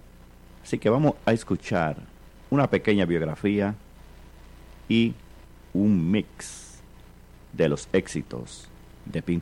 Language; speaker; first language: Spanish; native; Spanish